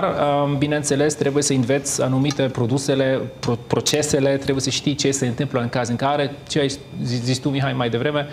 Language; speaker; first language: Romanian; non-native, fluent; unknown